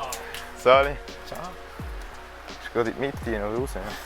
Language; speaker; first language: German; native; German